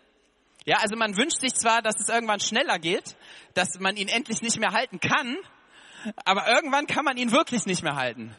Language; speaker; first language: German; native; German